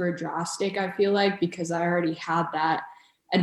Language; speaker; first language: English; early bilingual, other home language; Bosnian